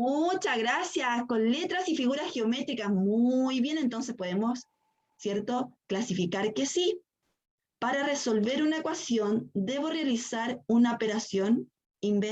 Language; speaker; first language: Spanish; native; Spanish